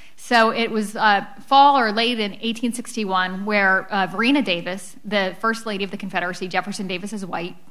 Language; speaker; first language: English; native; English